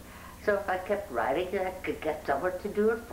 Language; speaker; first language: English; native; English